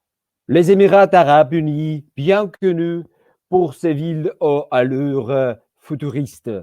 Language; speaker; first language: French; non-native, fluent; Georgian